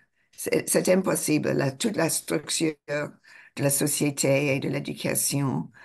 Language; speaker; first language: French; non-native, fluent; English